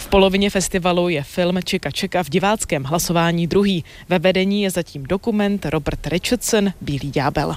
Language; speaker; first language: Czech; native; Czech